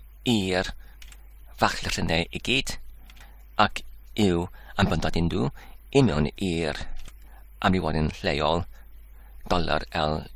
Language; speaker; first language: Welsh; non-native, fluent; English